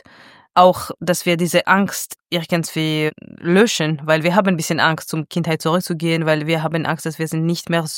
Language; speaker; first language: German; non-native, fluent; Georgian